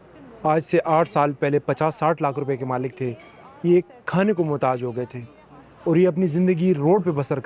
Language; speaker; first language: Urdu; native; Urdu